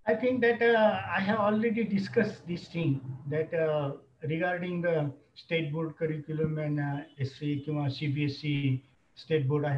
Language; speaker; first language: English; non-native, local second language; Marathi